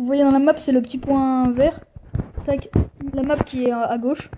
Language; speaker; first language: French; native; French